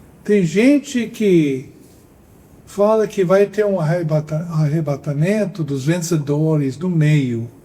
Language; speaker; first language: Portuguese; non-native, fluent; English